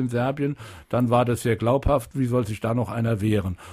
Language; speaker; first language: German; native; German